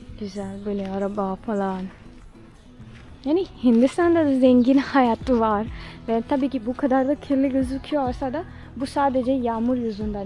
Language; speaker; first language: Turkish; non-native, fluent; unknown